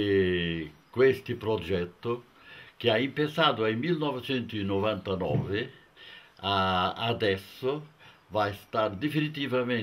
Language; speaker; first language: Italian; non-native, fluent; Portuguese